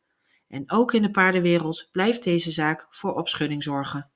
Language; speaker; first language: Dutch; native; Dutch